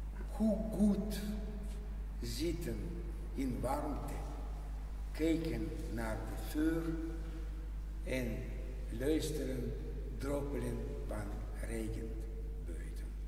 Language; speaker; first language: Dutch; non-native, learner; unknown